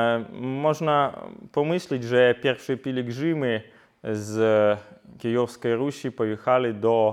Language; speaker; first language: Polish; non-native, fluent; Ukrainian